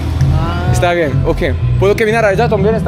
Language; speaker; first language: Spanish; non-native, learner; French